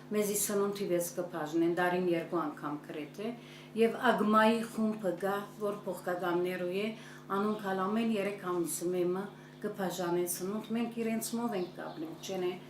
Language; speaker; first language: Armenian; early bilingual, heritage; Armenian